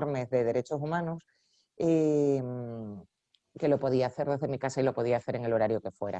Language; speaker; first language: Spanish; native; Spanish